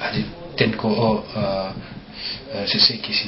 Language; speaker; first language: Japanese; non-native, learner; Indonesian